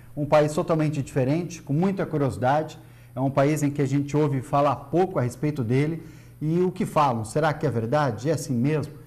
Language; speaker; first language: Portuguese; native; Portuguese